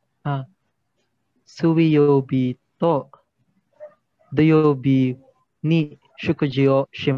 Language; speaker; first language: Japanese; non-native, learner; Filipino